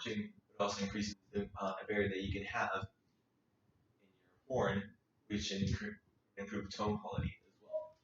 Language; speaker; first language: English; native; English